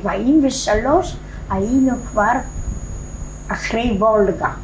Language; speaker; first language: Hebrew; non-native, fluent; Polish